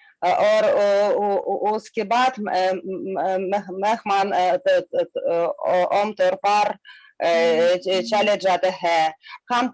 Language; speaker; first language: Hindi; non-native, learner; Russian